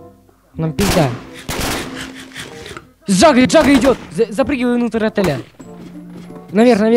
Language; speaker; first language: Russian; native; Russian